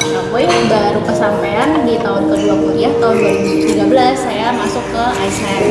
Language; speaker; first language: Indonesian; native; Indonesian